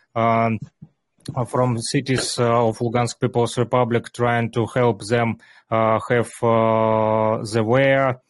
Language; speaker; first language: English; non-native, learner; Ukrainian